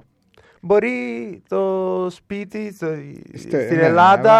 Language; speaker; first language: Greek; non-native, learner; Italian